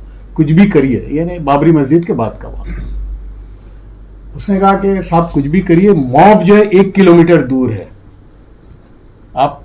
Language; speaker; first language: Hindi; native; Hindi